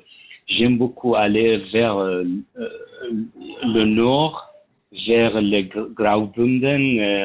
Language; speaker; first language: French; non-native, fluent; Persian